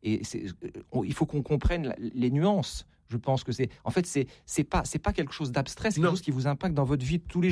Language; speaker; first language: French; native; French